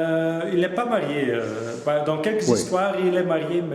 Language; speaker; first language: French; non-native, local second language; Dutch